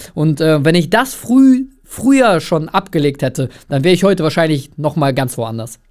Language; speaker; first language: German; early bilingual, other home language; Russian